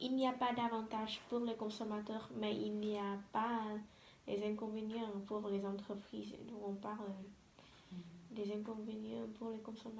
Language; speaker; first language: French; non-native, learner; Vietnamese